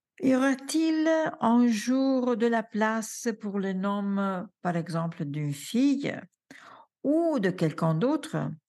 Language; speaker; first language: French; non-native, fluent; Italian